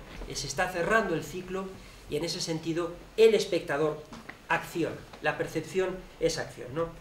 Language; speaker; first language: Spanish; native; Spanish